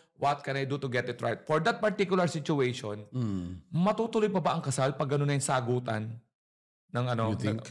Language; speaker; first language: Filipino; native; Filipino